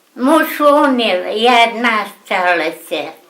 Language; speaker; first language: Russian; native; Russian